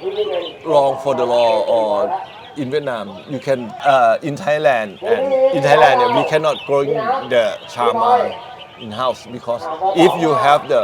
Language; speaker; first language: English; non-native, learner; Thai